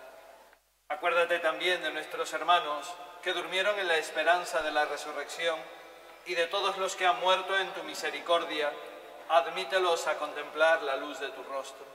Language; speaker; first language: Spanish; native; Spanish